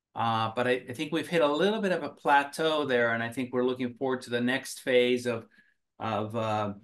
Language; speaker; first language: English; early bilingual, other home language; Finnish